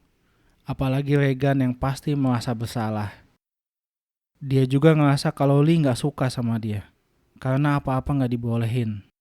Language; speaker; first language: Indonesian; native; Indonesian